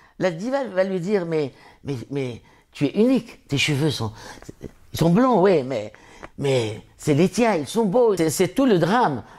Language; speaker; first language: French; non-native, local second language; Arabic